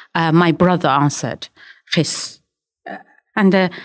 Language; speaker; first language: English; non-native, fluent; Chinese